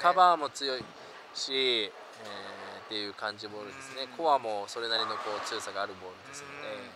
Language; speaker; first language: Japanese; native; Japanese